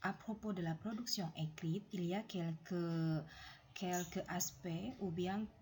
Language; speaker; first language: French; non-native, fluent; Indonesian